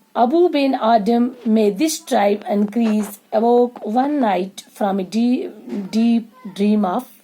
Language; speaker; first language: English; non-native, local second language; Urdu